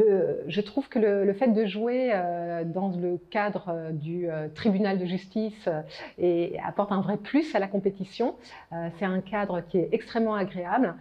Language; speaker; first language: French; native; French